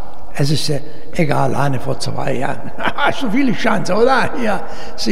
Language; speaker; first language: German; non-native, learner; Italian